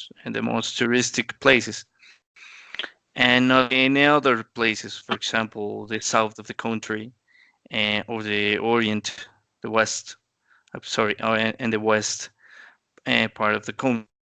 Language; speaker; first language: English; non-native, learner; Spanish